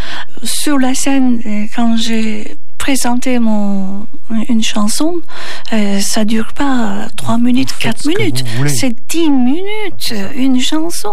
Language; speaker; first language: French; non-native, fluent; Turkish